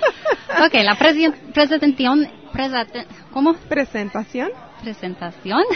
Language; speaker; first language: Spanish; non-native, learner; English